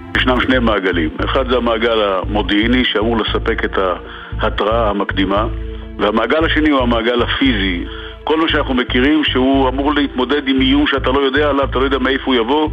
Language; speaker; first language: Hebrew; native; Hebrew